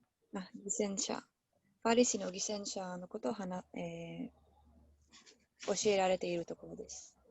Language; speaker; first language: Japanese; non-native, learner; English